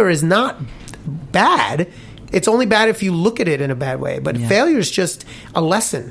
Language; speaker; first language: English; native; English